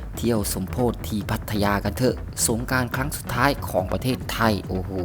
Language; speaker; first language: Thai; native; Thai